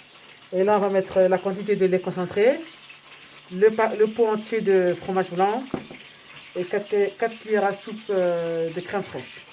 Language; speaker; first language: French; native; French